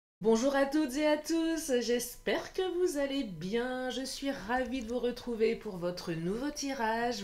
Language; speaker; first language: French; native; French